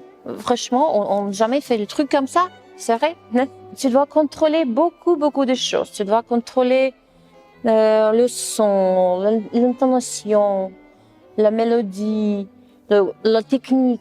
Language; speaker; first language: French; non-native, fluent; Russian